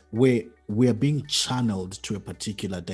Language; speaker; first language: English; non-native, local second language; Shona